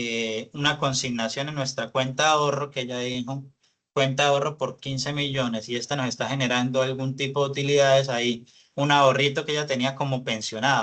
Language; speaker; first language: Spanish; native; Spanish